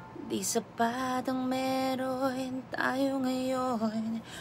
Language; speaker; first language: Filipino; native; Filipino